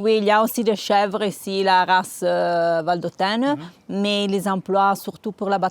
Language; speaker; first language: French; non-native, local second language; Italian